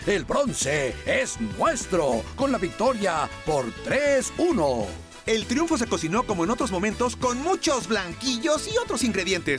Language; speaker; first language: Spanish; native; Spanish